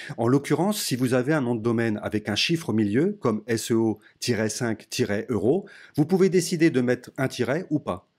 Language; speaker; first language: French; native; French